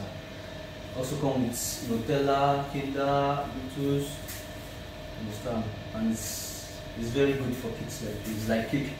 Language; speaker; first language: English; non-native, learner; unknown